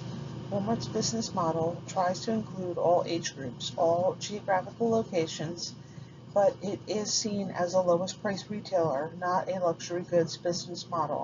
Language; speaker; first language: English; native; English